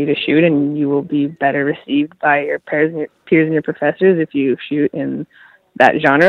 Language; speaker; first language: English; native; English